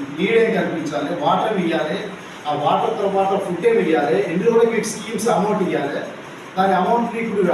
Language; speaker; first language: Telugu; native; Telugu